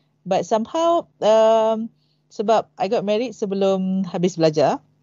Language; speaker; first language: English; non-native, local second language; Malay